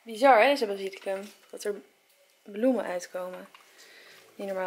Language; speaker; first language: Dutch; native; Dutch